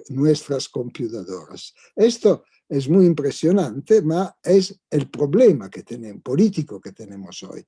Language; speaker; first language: Spanish; non-native, fluent; Italian